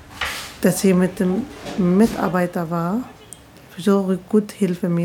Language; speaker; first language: German; non-native, learner; Arabic